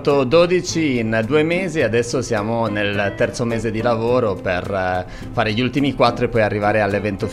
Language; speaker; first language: Italian; native; Italian